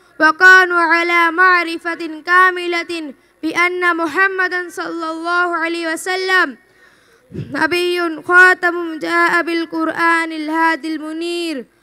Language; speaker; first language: Arabic; non-native, learner; Urdu